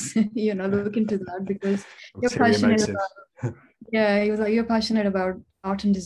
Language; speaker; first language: English; non-native, local second language; Urdu